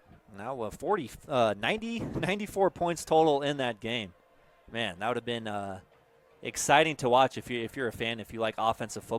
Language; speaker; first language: English; native; English